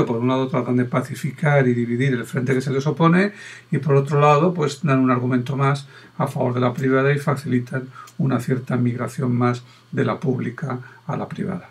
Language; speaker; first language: Spanish; native; Spanish